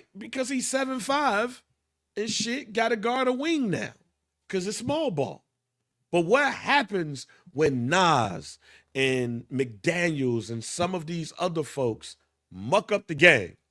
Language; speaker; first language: English; native; English